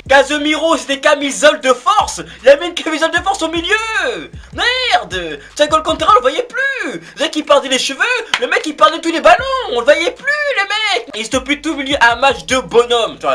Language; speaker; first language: French; native; French